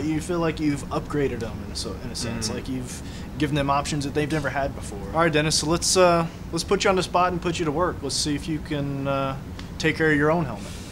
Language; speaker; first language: English; native; English